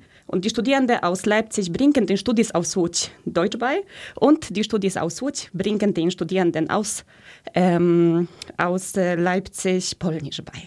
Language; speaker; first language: German; early bilingual, other home language; Polish